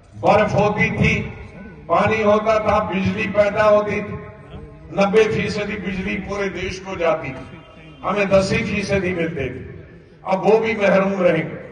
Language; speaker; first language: Urdu; non-native, local second language; Kashmiri